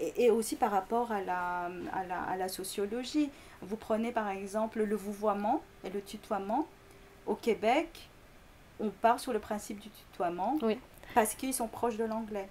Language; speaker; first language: French; non-native, fluent; Korean